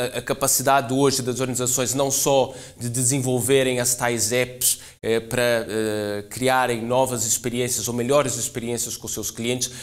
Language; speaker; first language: Portuguese; native; Portuguese